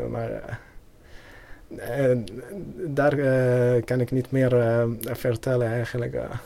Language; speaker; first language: Dutch; non-native, learner; Arabic